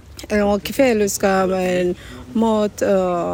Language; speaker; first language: Swedish; non-native, learner; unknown